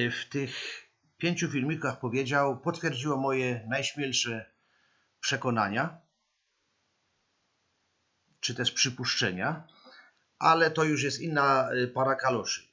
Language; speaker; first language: Polish; native; Polish